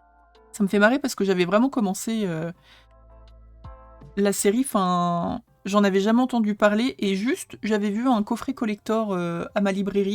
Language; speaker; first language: French; native; French